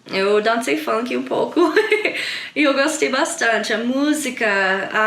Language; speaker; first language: Portuguese; non-native, learner; English